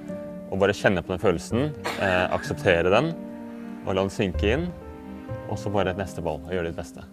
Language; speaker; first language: Norwegian; native; Norwegian